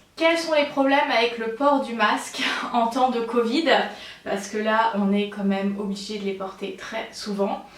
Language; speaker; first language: French; native; French